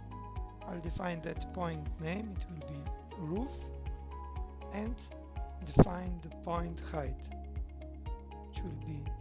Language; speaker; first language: English; non-native, fluent; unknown